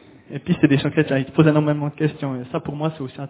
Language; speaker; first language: French; native; French